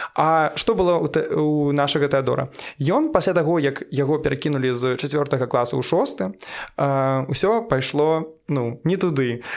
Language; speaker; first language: Belarusian; non-native, local second language; Russian